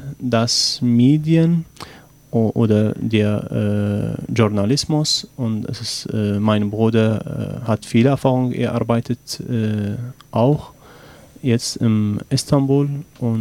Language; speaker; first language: German; non-native, learner; Arabic